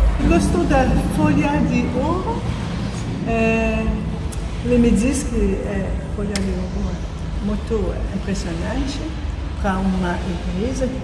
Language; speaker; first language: Portuguese; non-native, learner; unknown